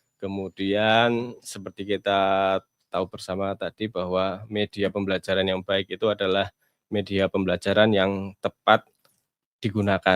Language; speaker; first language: Indonesian; native; Indonesian